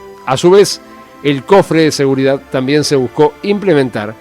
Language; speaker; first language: Spanish; native; Spanish